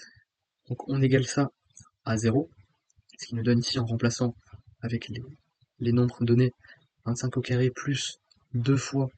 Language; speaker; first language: French; native; French